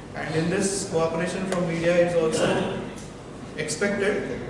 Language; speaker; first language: English; non-native, local second language; Marathi